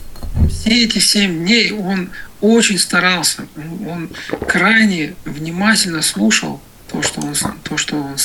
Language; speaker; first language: Russian; native; Russian